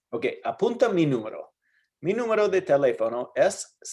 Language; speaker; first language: Spanish; non-native, fluent; English